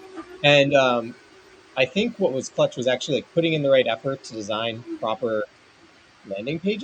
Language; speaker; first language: English; native; English